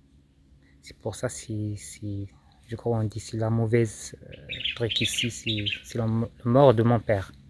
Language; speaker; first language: French; non-native, local second language; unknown